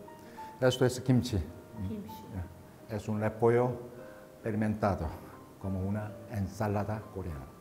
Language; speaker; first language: Spanish; non-native, fluent; Korean